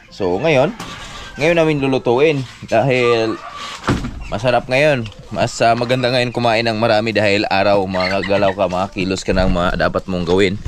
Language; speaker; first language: Filipino; non-native, local second language; Cebuano